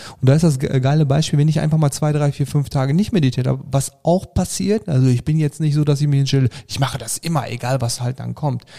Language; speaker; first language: German; early bilingual, other home language; Turkish